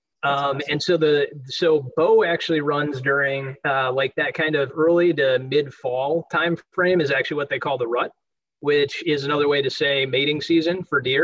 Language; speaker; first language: English; native; English